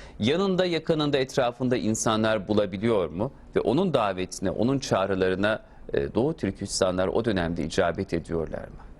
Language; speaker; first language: Turkish; native; Turkish